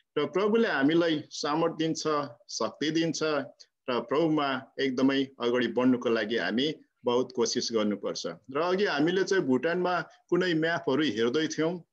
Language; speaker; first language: Nepali; native; Nepali